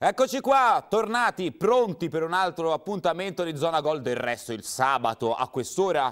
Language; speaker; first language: Italian; native; Italian